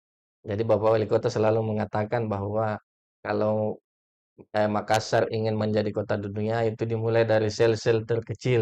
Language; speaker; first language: Indonesian; native; Indonesian